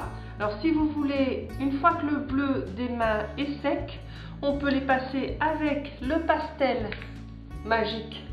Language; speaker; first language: French; native; French